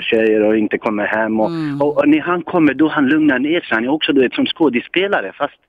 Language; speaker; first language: Swedish; non-native, learner; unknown